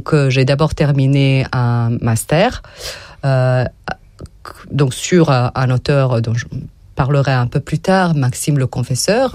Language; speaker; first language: French; non-native, fluent; Serbian